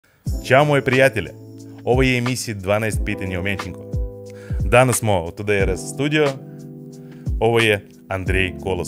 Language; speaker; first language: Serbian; non-native, fluent; Russian